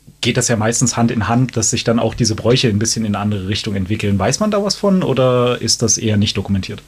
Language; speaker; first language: German; native; German